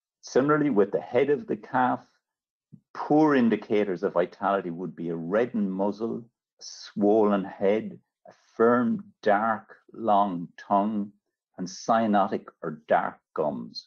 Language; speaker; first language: English; native; English